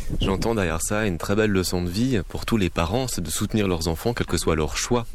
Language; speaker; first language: French; native; French